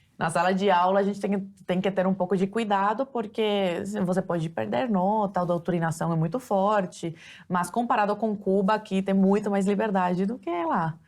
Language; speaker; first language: Portuguese; early bilingual, other home language; Spanish